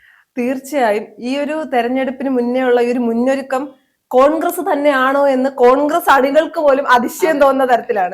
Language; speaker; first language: Malayalam; native; Malayalam